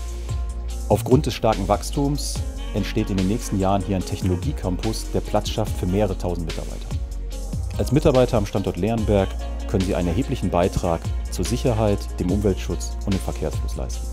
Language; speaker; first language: German; native; German